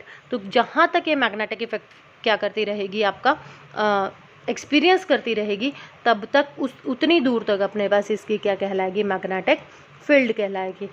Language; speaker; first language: Hindi; native; Hindi